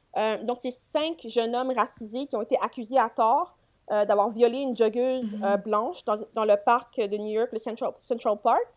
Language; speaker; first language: French; native; French